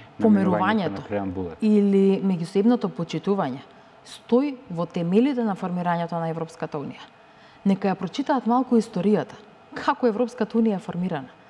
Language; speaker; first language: Macedonian; native; Macedonian